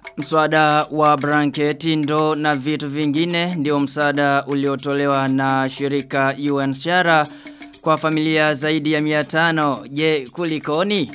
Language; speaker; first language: Swahili; non-native, local second language; Rundi